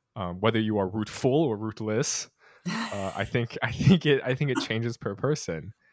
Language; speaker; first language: English; early bilingual, other home language; Chinese